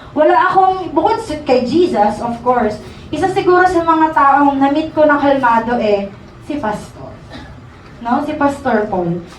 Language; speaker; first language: Filipino; native; Filipino